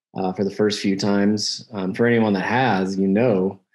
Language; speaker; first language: English; native; English